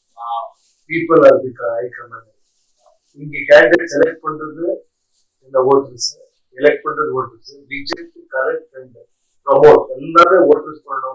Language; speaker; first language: Tamil; non-native, learner; Kannada